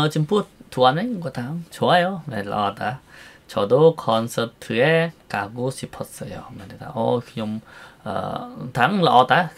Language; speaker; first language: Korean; non-native, fluent; Khmer